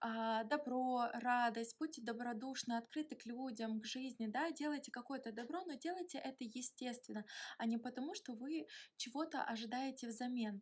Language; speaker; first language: Russian; native; Russian